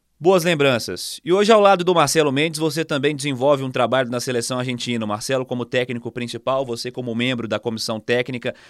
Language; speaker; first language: Portuguese; native; Portuguese